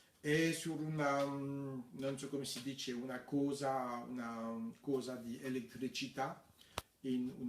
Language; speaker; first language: Italian; non-native, fluent; French